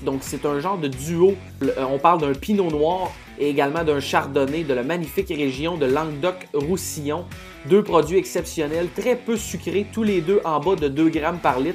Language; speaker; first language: French; native; French